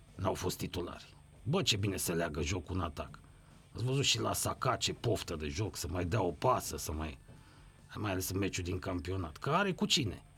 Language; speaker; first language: Romanian; native; Romanian